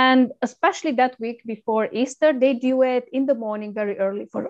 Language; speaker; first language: English; non-native, fluent; Romanian